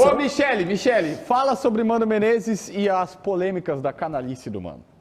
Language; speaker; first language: Portuguese; native; Portuguese